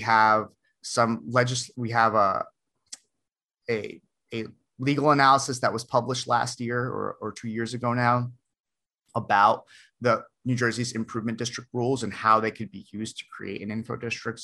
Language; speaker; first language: English; native; English